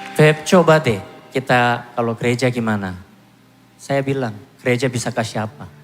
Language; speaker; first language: Indonesian; non-native, fluent; Korean